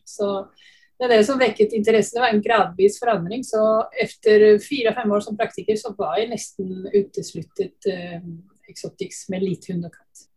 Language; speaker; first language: Norwegian; non-native, fluent; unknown